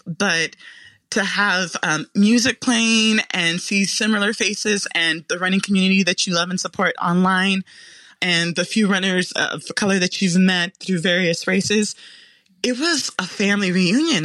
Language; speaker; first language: English; native; English